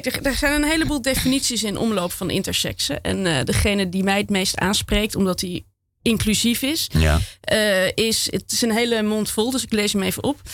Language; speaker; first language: Dutch; native; Dutch